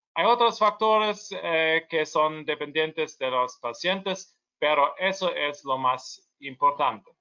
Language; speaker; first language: Spanish; non-native, learner; German